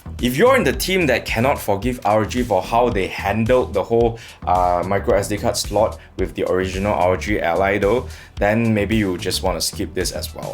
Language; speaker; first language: English; native; English